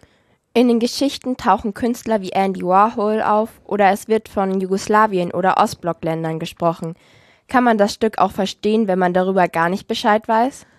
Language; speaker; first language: German; native; German